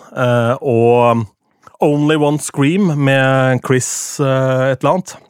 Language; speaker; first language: Norwegian; native; Norwegian